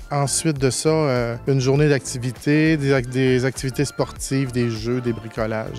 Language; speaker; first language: French; native; French